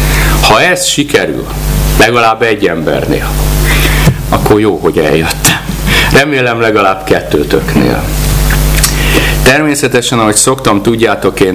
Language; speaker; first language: Hungarian; native; Hungarian